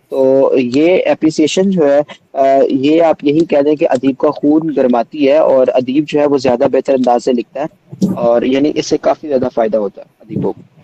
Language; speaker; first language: Urdu; non-native, local second language; Punjabi